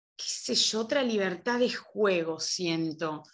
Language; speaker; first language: Spanish; native; Spanish